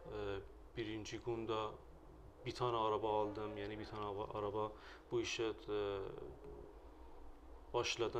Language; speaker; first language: Turkish; non-native, learner; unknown